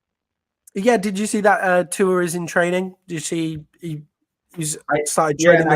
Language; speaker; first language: English; native; English